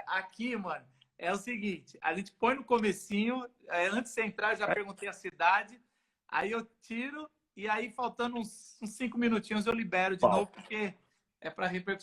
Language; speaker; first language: Portuguese; native; Portuguese